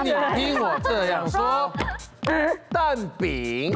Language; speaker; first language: Chinese; native; Chinese